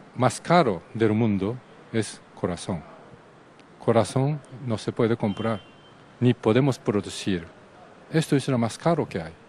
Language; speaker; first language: Spanish; non-native, learner; Japanese